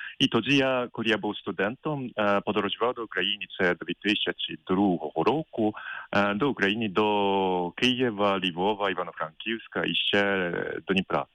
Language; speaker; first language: Ukrainian; non-native, fluent; Japanese